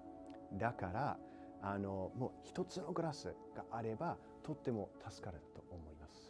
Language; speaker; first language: Japanese; non-native, fluent; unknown